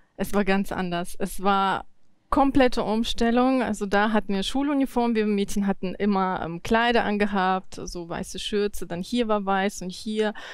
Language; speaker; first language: German; early bilingual, other home language; Russian